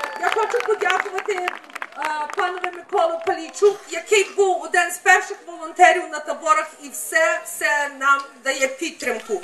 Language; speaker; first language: Ukrainian; early bilingual, heritage; Ukrainian